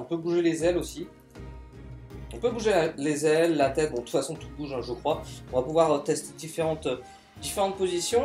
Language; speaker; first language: French; native; French